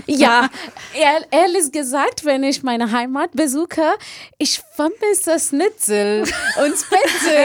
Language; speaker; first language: German; non-native, learner; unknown